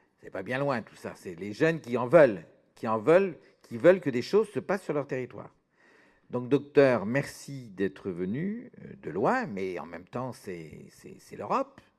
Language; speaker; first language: French; native; French